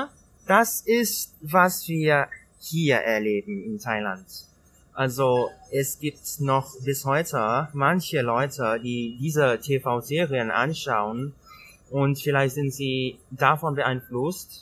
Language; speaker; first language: German; non-native, learner; Thai